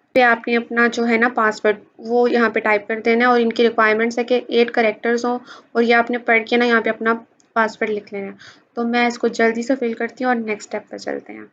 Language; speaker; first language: Urdu; native; Urdu